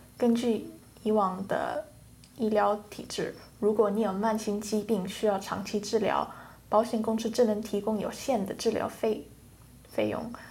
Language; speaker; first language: Chinese; early bilingual, heritage; Chinese